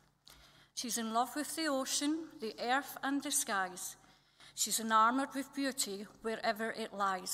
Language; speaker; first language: English; native; English